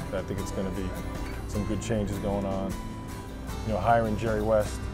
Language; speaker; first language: English; native; English